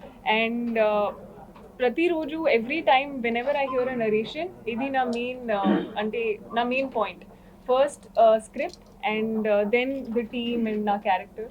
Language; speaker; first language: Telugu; non-native, learner; Hindi